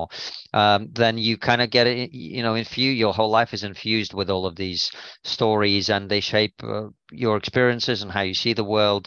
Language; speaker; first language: English; non-native, fluent; Russian